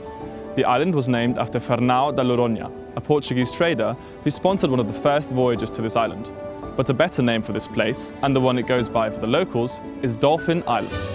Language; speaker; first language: English; non-native, fluent; German